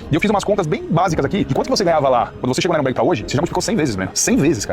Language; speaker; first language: Portuguese; native; Portuguese